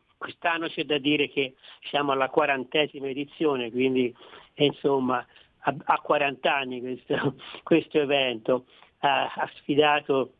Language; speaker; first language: Italian; native; Italian